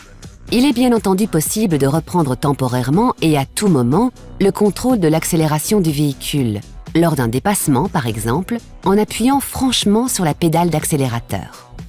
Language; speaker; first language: French; native; French